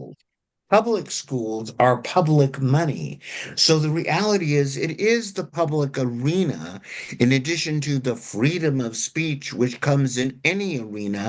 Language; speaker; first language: English; native; English